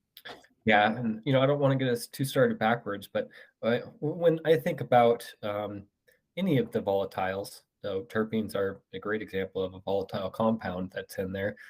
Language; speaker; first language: English; native; English